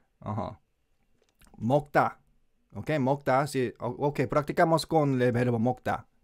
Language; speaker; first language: Spanish; non-native, learner; Korean